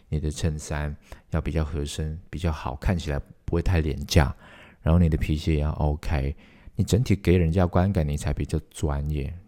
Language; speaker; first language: Chinese; non-native, local second language; Cantonese